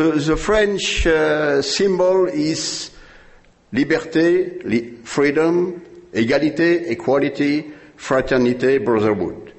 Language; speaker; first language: English; non-native, learner; French